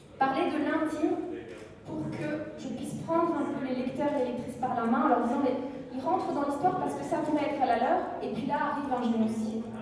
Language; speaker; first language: French; non-native, local second language; Kinyarwanda